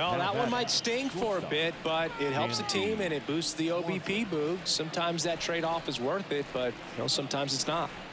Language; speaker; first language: English; native; English